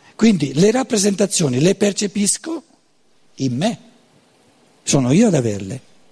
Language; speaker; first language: Italian; native; Italian